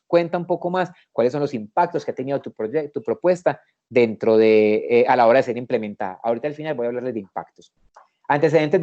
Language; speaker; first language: Spanish; native; Spanish